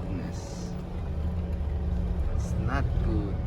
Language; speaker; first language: English; non-native, learner; Filipino